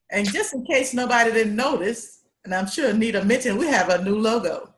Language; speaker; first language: English; native; English